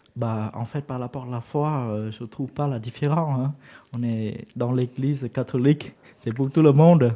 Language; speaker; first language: French; non-native, learner; Vietnamese